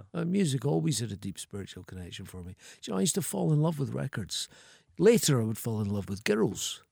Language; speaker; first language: English; native; English